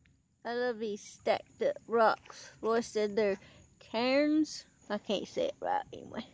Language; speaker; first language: English; native; English